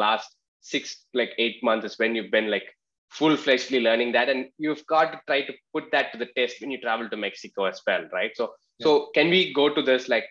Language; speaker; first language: English; non-native, local second language; Malayalam